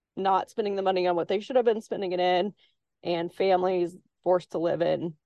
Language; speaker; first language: English; native; English